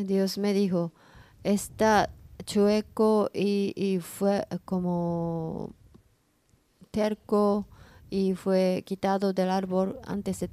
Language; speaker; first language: Spanish; non-native, learner; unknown